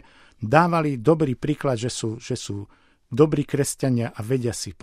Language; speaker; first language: Polish; non-native, learner; Slovak